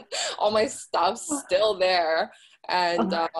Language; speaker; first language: English; early bilingual, other home language; Chinese